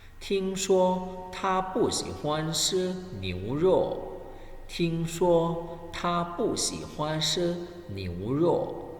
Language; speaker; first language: Chinese; non-native, fluent; Thai